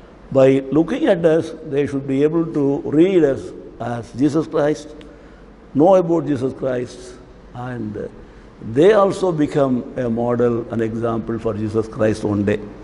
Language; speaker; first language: English; non-native, local second language; Tamil